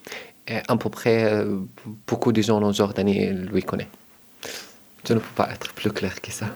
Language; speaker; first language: French; non-native, learner; Arabic